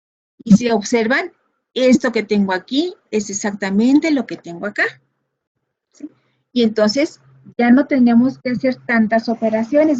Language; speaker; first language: Spanish; native; Spanish